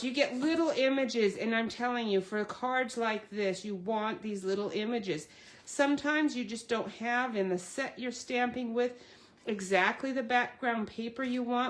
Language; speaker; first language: English; native; English